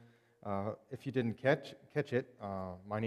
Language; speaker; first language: English; native; English